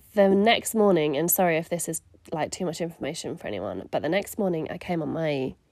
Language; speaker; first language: English; native; English